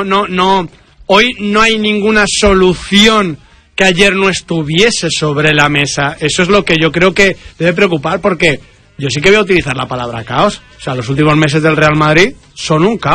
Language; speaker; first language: Spanish; native; Spanish